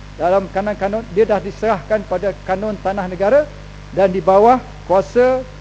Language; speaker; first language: Malay; native; Malay